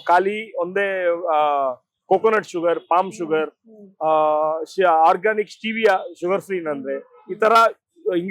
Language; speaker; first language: Kannada; non-native, learner; Telugu